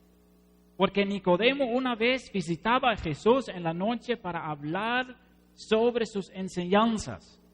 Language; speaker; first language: Spanish; non-native, fluent; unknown